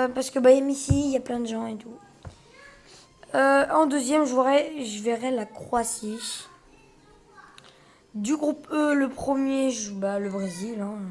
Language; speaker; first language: French; early bilingual, other home language; Portuguese